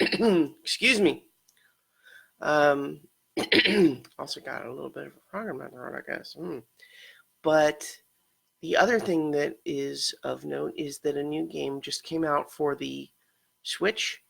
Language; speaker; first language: English; native; English